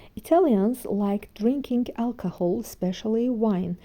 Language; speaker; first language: English; non-native, fluent; Azerbaijani